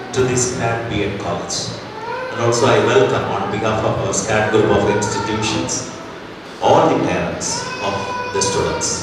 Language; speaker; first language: English; non-native, local second language; Tamil